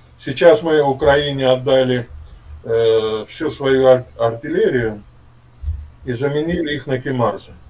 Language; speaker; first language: Russian; native; Russian